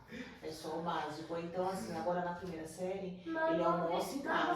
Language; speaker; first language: Portuguese; native; Portuguese